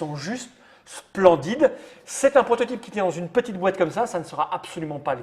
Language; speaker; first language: French; native; French